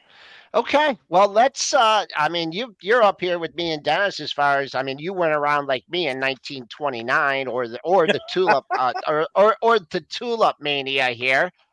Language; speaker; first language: English; native; English